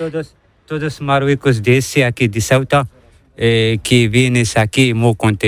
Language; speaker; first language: Spanish; non-native, learner; Arabic